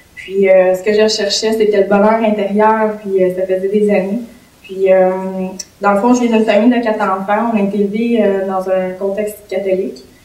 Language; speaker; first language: French; native; French